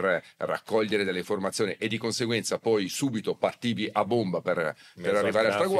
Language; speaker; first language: Italian; native; Italian